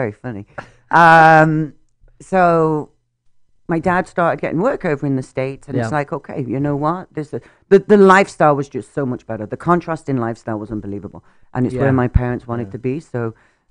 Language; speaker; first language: English; native; English